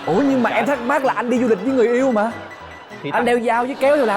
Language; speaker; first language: Vietnamese; native; Vietnamese